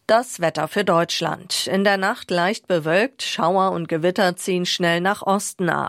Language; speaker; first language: German; native; German